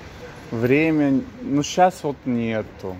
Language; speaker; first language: Russian; native; Russian